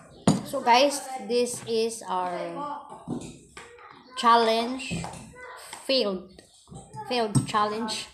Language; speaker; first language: English; non-native, local second language; Filipino